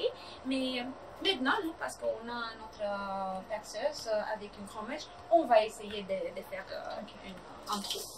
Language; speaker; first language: French; non-native, fluent; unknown